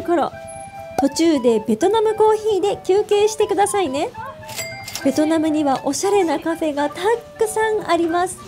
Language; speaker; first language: Japanese; native; Japanese